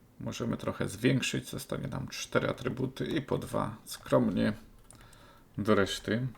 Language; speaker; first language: Polish; native; Polish